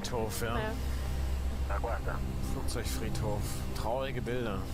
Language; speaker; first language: German; native; German